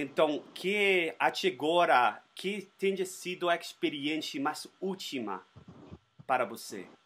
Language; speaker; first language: Portuguese; non-native, learner; Spanish